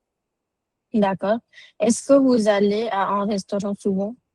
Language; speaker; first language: French; non-native, fluent; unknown